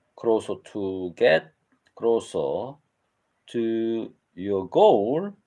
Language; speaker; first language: English; non-native, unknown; Korean